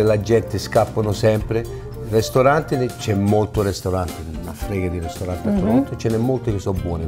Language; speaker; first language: Italian; early bilingual, heritage; Italian